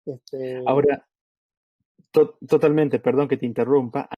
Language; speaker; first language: Spanish; native; Spanish